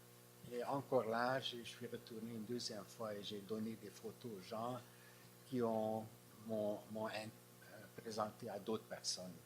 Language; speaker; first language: French; non-native, fluent; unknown